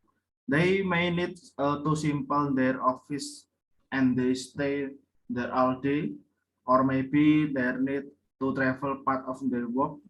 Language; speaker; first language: English; non-native, learner; Indonesian